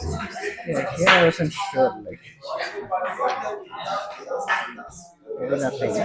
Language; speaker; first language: English; non-native, fluent; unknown